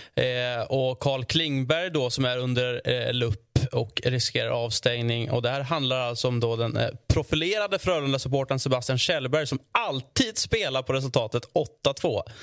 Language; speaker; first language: Swedish; native; Swedish